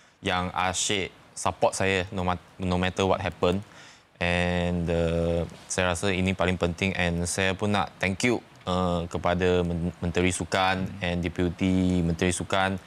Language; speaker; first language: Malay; non-native, local second language; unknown